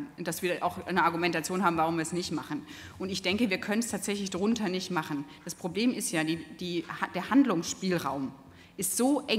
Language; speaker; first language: German; native; German